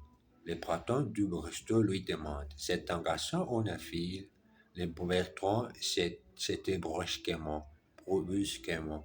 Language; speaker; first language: French; non-native, learner; German